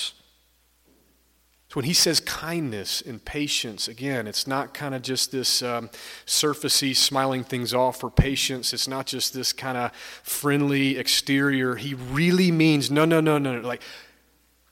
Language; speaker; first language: English; native; English